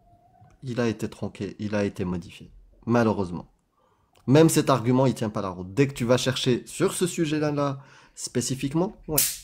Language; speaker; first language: French; native; French